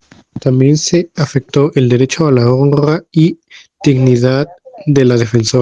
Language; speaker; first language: Spanish; native; Spanish